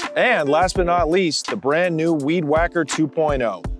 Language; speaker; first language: English; native; English